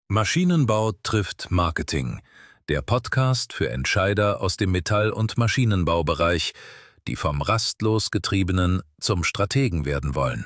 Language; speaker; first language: German; native; German